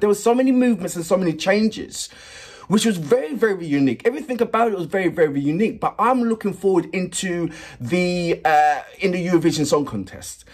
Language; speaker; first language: English; native; English